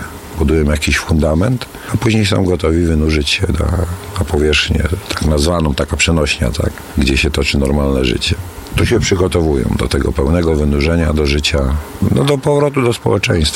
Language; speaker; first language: Polish; native; Polish